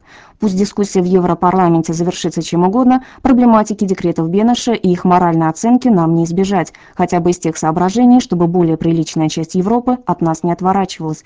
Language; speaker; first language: Russian; native; Russian